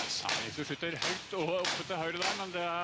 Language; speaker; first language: Norwegian; native; Norwegian